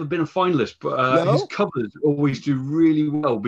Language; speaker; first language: English; native; English